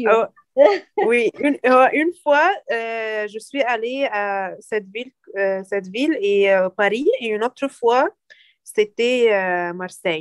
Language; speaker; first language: French; non-native, learner; Arabic